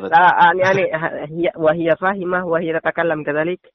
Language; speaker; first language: Arabic; non-native, fluent; Indonesian